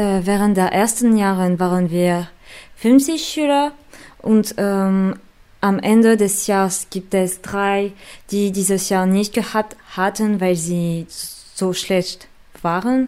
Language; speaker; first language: German; non-native, fluent; French